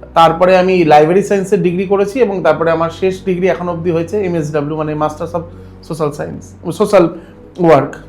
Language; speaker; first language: Bangla; native; Bangla